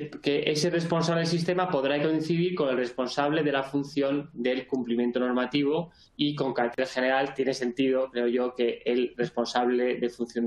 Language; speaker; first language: Spanish; native; Spanish